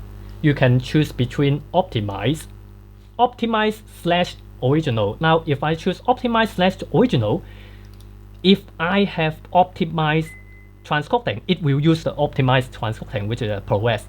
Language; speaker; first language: English; non-native, fluent; Cantonese